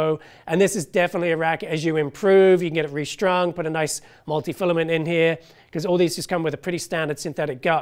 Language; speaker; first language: English; native; English